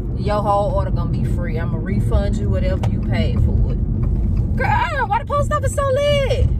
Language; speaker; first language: English; native; English